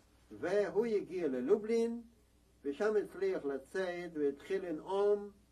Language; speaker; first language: Hebrew; non-native, fluent; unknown